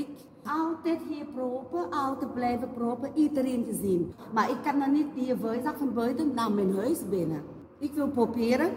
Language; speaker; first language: Dutch; non-native, learner; Chinese